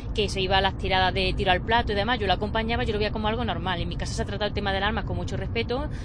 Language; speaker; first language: Spanish; native; Spanish